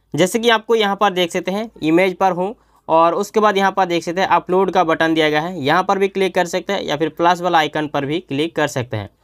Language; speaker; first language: Hindi; native; Hindi